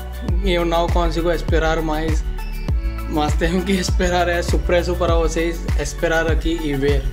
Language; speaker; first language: Portuguese; non-native, learner; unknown